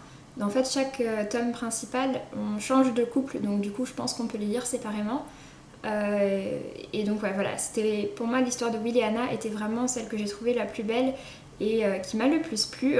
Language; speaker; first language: French; native; French